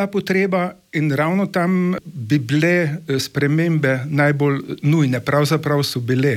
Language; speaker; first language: Slovenian; native; Slovenian